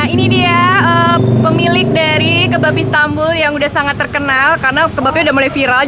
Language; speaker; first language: Indonesian; native; Indonesian